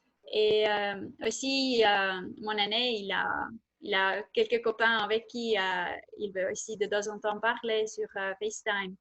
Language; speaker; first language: French; non-native, fluent; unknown